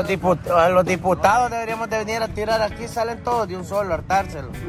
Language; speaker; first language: Spanish; native; Spanish